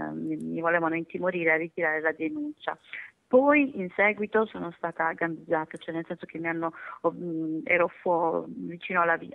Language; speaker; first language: Italian; native; Italian